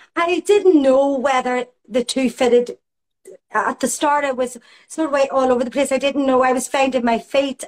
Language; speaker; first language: English; native; English